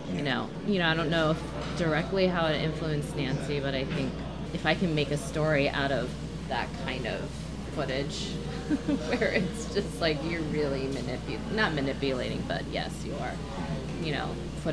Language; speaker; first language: English; native; English